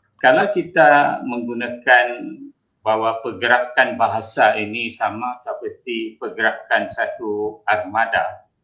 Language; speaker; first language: Malay; native; Malay